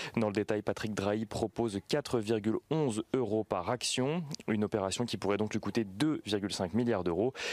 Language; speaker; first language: French; native; French